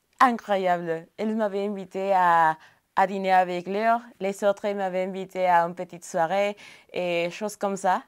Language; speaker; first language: French; non-native, fluent; Spanish